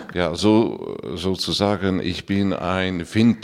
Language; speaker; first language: German; non-native, learner; Dutch